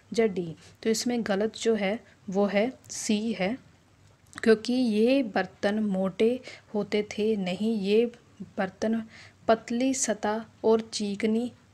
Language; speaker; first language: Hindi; non-native, local second language; Punjabi